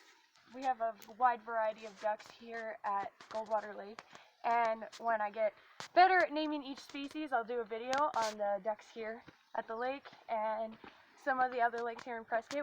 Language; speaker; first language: English; native; English